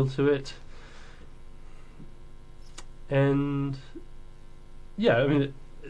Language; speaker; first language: English; native; English